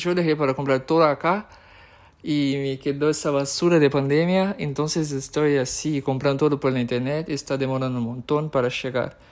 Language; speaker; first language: Spanish; non-native, fluent; Portuguese